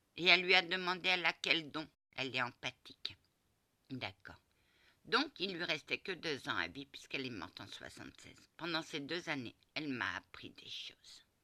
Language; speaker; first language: French; early bilingual, other home language; Portuguese